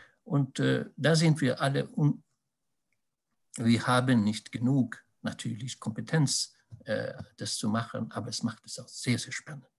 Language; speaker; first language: German; non-native, fluent; Swedish